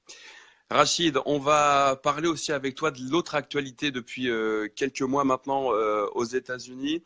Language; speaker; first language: French; native; French